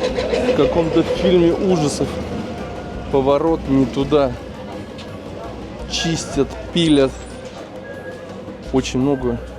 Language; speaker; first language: Russian; native; Russian